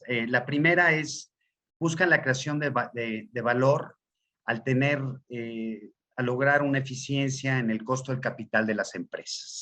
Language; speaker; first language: Spanish; native; Spanish